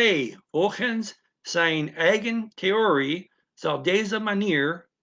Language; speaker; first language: Dutch; non-native, learner; English